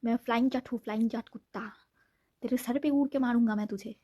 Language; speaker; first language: Hindi; non-native, local second language; Bangla